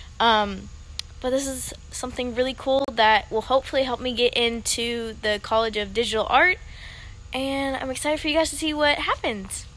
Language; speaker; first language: English; native; English